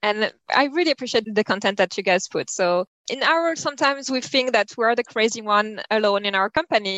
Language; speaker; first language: English; non-native, fluent; French